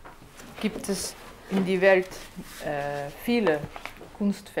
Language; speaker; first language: German; non-native, learner; Dutch